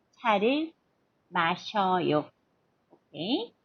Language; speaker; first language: Korean; non-native, fluent; Portuguese